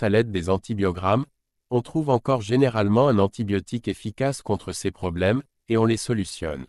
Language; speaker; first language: French; native; French